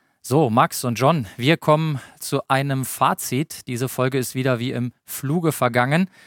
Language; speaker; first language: German; native; German